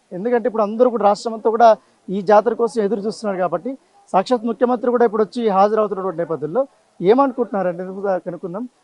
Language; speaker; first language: Telugu; native; Telugu